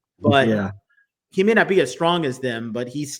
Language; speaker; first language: English; native; English